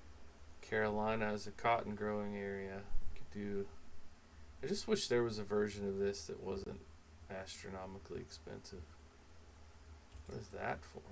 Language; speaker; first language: English; native; English